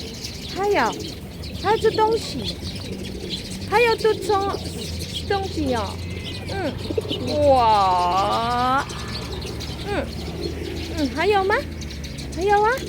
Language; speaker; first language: Chinese; non-native, learner; Filipino